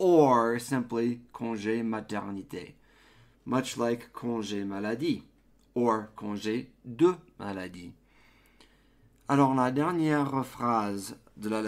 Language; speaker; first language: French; non-native, fluent; English